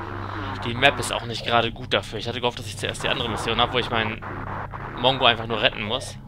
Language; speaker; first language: German; native; German